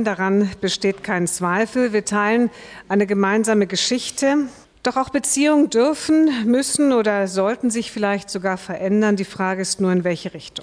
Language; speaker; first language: German; native; German